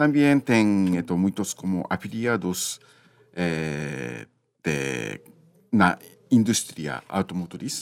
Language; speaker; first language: Portuguese; non-native, learner; Japanese